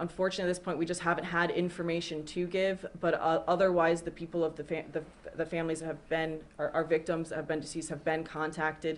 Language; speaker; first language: English; native; English